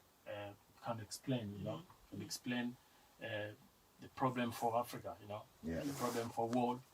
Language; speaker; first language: English; non-native, learner; French